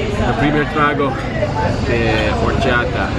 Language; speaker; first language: Spanish; non-native, fluent; English